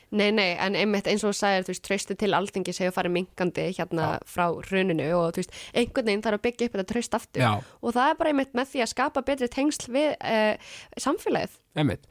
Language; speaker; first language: Icelandic; early bilingual, other home language; Kurdish